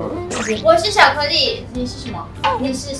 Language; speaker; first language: Chinese; non-native, learner; Thai